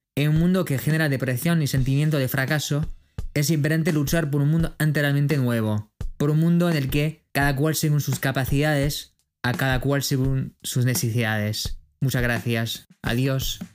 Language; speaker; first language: Spanish; non-native, fluent; French